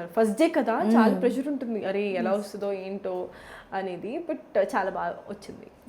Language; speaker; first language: Telugu; native; Telugu